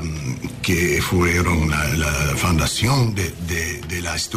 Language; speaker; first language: Spanish; non-native, learner; English